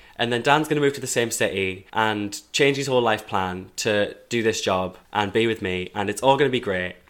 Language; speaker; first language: English; native; English